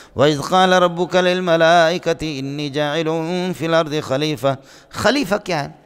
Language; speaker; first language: Urdu; non-native, local second language; Brahui